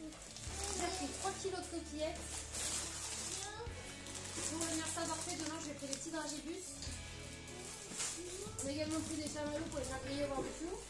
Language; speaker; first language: French; native; French